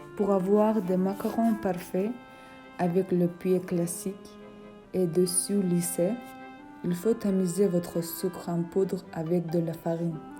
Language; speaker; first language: French; non-native, fluent; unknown